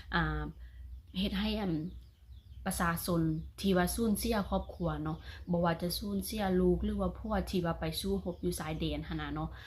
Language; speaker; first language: Thai; non-native, local second language; Northeastern Thai